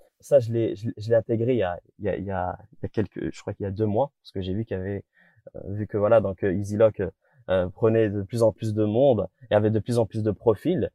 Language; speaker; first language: French; native; French